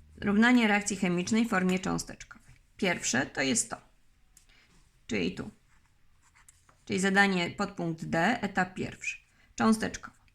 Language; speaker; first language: Polish; native; Polish